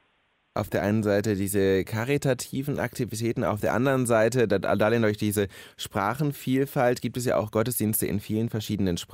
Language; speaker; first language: German; native; German